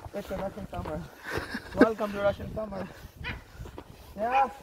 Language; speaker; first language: English; non-native, local second language; Hindi